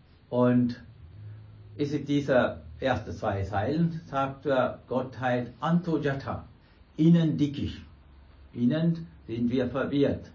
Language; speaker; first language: German; non-native, fluent; Sinhala